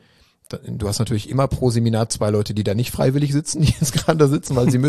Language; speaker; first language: German; native; German